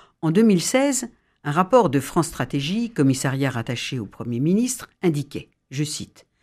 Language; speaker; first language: French; native; French